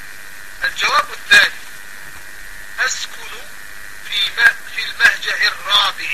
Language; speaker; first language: Arabic; non-native, fluent; French